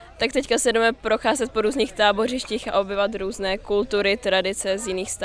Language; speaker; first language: Czech; native; Czech